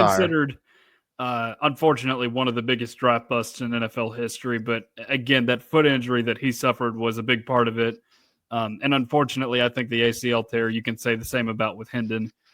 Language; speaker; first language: English; native; English